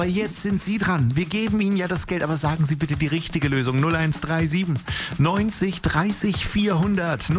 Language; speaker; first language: German; native; German